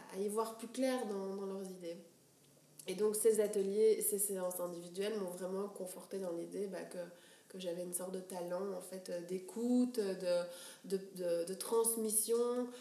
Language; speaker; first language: French; native; French